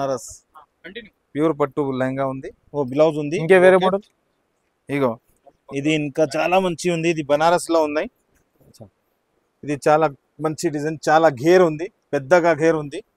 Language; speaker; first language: Telugu; non-native, local second language; Urdu